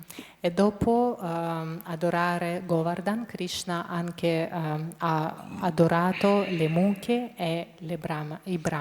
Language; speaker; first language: Italian; non-native, fluent; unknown